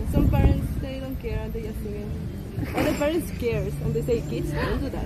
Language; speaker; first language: English; non-native, fluent; Spanish